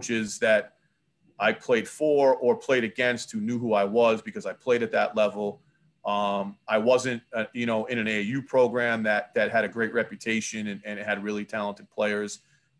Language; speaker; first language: English; native; English